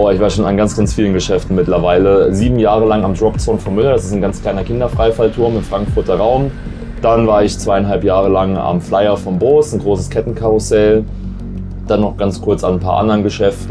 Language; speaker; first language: German; native; German